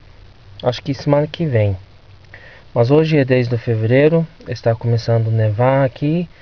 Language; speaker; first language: Portuguese; non-native, fluent; English